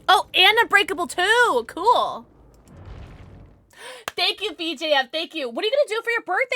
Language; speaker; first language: English; native; English